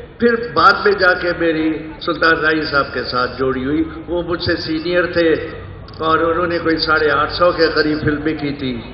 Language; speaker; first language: Urdu; non-native, local second language; Sindhi